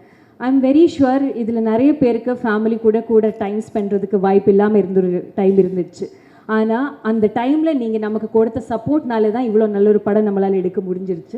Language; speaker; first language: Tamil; non-native, fluent; Malayalam